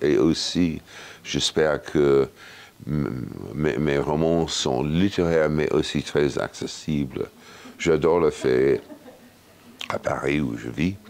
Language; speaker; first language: French; non-native, fluent; English